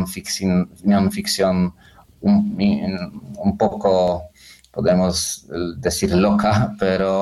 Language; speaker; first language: Spanish; non-native, learner; Polish